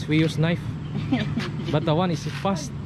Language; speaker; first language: English; non-native, learner; Filipino